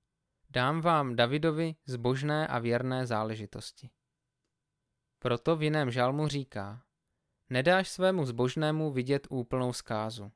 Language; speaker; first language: Czech; native; Czech